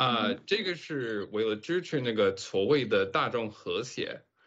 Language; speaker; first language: Chinese; non-native, fluent; English